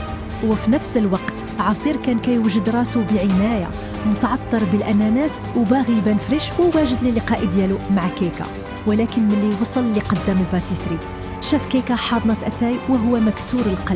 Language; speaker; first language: Arabic; native; Arabic